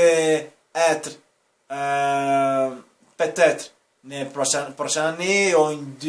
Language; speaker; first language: French; non-native, learner; Portuguese